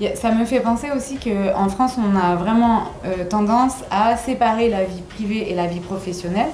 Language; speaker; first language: French; native; French